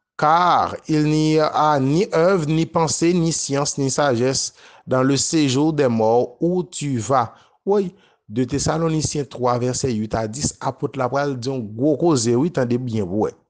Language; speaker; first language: French; non-native, local second language; Haitian Creole